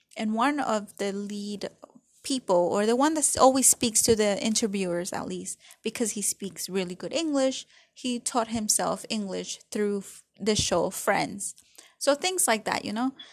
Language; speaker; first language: English; early bilingual, other home language; Spanish